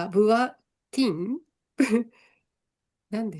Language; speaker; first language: Japanese; native; Japanese